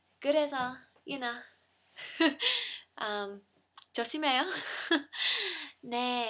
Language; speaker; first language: Korean; non-native, learner; English